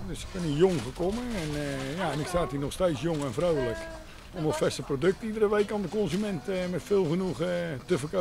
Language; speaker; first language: Dutch; native; Dutch